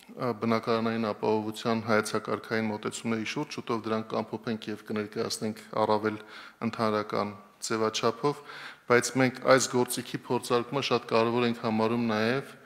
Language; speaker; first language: Armenian; native; Armenian